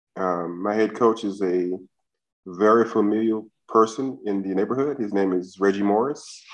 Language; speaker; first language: English; native; English